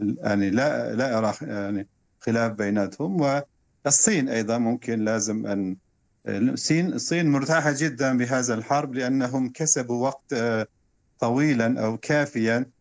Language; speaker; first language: Arabic; non-native, fluent; Turkish